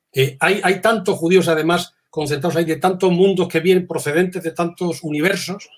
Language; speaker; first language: Spanish; native; Spanish